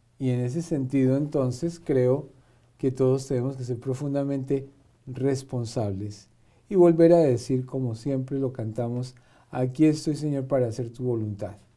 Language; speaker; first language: Spanish; native; Spanish